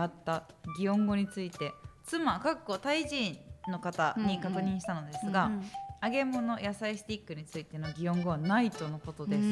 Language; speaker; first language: Japanese; native; Japanese